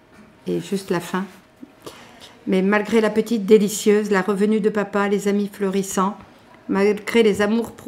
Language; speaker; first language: French; native; French